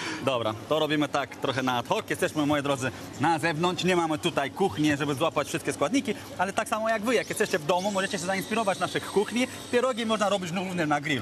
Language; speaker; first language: Polish; non-native, fluent; French